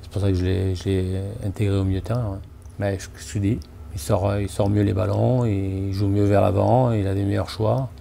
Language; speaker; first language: French; native; French